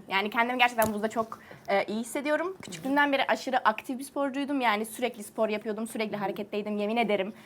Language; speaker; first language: Turkish; early bilingual, other home language; Finnish